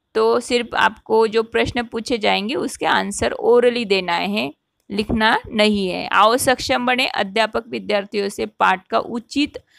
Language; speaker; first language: Hindi; non-native, local second language; Marathi